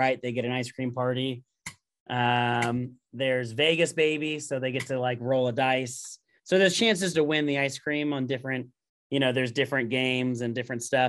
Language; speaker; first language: English; native; English